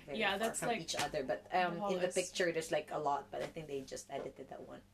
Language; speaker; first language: English; non-native, local second language; Cebuano